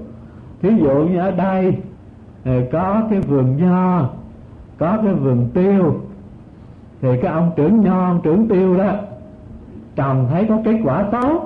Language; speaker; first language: Vietnamese; native; Vietnamese